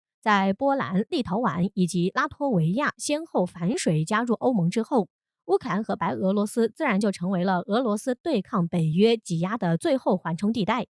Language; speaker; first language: Chinese; native; Chinese